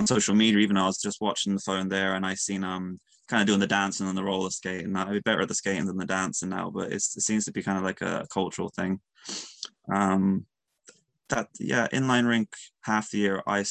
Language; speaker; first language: English; native; English